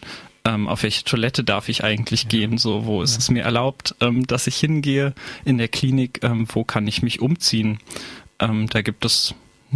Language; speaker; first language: German; native; German